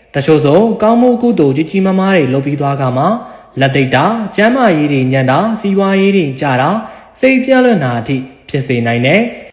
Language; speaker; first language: Burmese; non-native, local second language; Shan